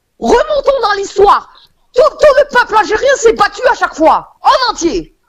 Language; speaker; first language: French; non-native, local second language; Kabyle